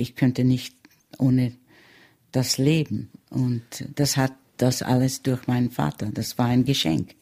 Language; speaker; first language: German; early bilingual, heritage; German